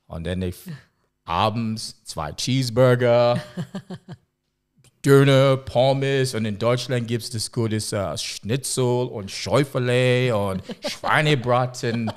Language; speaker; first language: German; non-native, learner; English